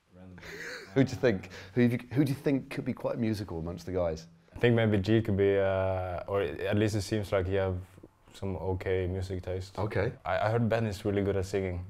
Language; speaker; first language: English; non-native, fluent; Norwegian